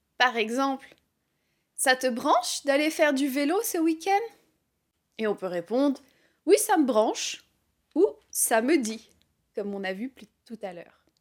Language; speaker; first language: French; native; French